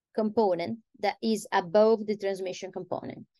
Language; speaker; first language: English; non-native, fluent; Italian